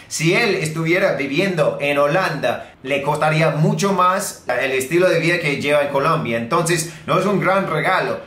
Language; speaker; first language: Spanish; non-native, fluent; English